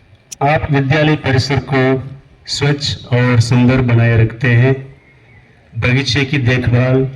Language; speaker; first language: Hindi; native; Hindi